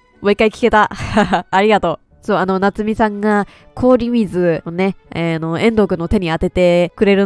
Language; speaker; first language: Japanese; native; Japanese